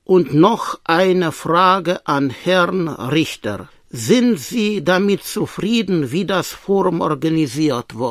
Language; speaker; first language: German; non-native, learner; Russian